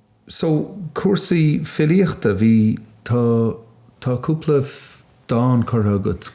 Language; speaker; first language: Irish; native; Irish